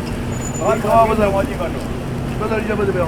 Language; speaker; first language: Persian; native; Persian